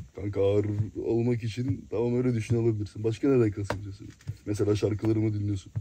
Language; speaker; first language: Turkish; early bilingual, heritage; Turkish